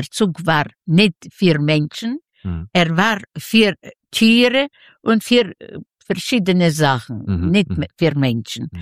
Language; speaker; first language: German; non-native, fluent; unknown